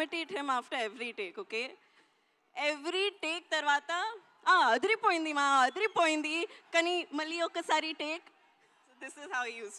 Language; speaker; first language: Telugu; non-native, learner; Hindi